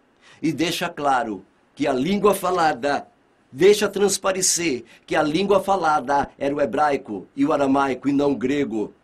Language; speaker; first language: Portuguese; native; Portuguese